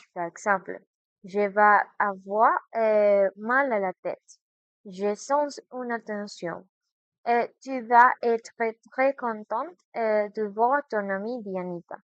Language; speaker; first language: French; non-native, learner; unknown